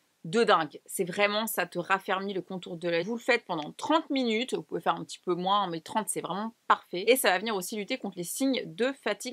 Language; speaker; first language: French; native; French